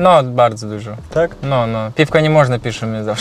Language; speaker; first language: Polish; non-native, learner; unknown